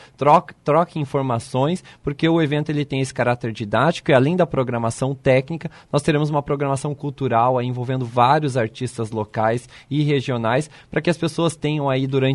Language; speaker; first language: Portuguese; native; Portuguese